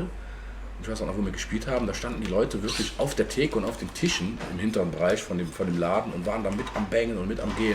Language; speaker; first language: German; native; German